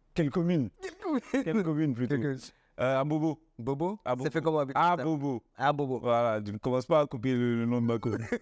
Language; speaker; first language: French; early bilingual, other home language; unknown